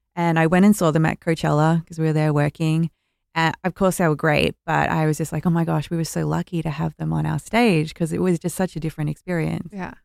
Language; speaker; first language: English; native; English